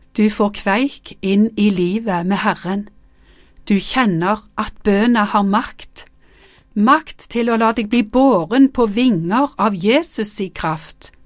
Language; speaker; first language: Norwegian; native; Norwegian